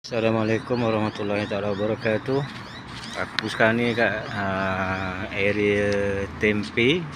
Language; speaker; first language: Malay; native; Malay